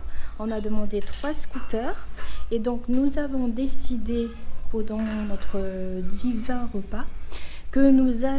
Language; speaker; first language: French; native; French